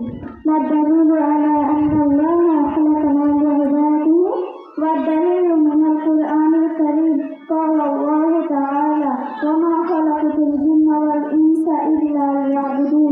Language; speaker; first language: Arabic; non-native, learner; Bangla